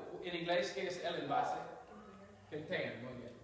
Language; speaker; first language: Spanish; non-native, fluent; English